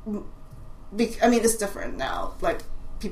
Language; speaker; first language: English; non-native, local second language; Cantonese